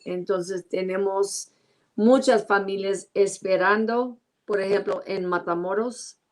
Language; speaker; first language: Spanish; non-native, learner; English